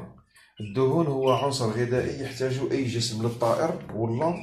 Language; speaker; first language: Arabic; native; Arabic